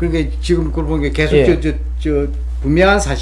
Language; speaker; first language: Korean; native; Korean